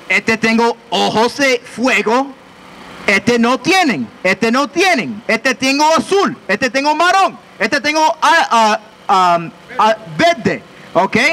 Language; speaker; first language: Spanish; non-native, learner; English